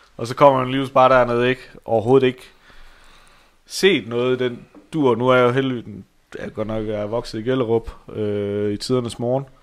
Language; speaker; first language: Danish; early bilingual, other home language; Slovak